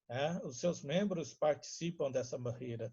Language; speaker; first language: Portuguese; non-native, local second language; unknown